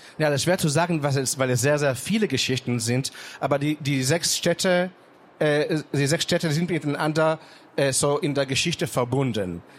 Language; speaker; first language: German; non-native, fluent; Hebrew